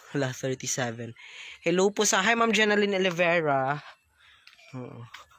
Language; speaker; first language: Filipino; non-native, local second language; Cebuano